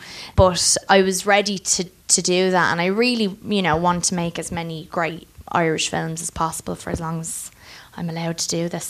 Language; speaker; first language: English; native; English